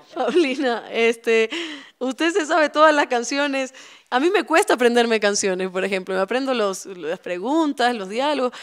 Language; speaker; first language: Spanish; native; Spanish